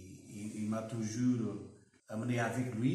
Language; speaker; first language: French; non-native, fluent; Portuguese